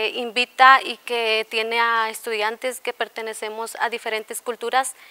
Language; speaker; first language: Spanish; native; Spanish